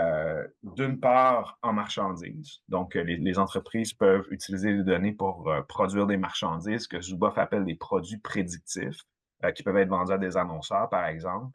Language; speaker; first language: French; native; French